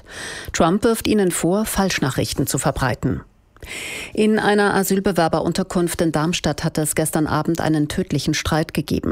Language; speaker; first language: German; native; German